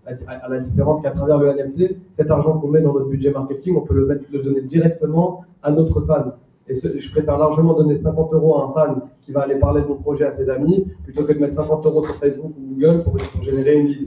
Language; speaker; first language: French; native; French